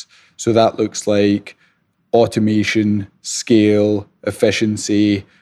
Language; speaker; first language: English; native; English